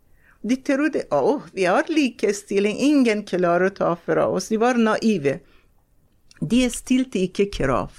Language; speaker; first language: Norwegian; non-native, fluent; Persian